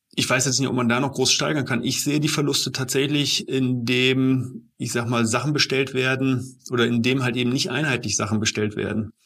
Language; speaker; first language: German; native; German